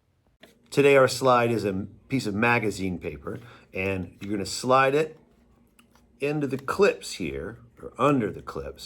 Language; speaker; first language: English; native; English